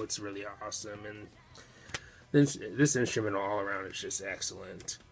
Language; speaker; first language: English; native; English